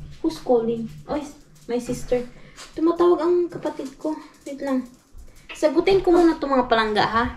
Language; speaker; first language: Filipino; non-native, local second language; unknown